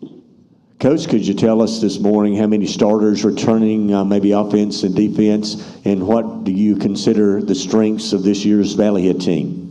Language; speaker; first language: English; native; English